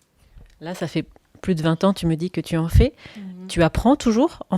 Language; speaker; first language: French; native; French